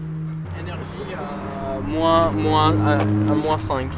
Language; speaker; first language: French; non-native, fluent; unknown